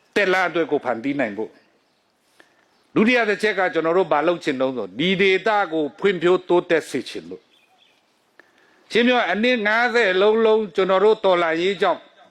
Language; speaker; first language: Burmese; non-native, local second language; Pa'o Karen